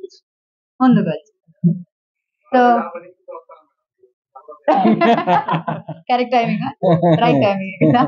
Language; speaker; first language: Telugu; non-native, local second language; Malayalam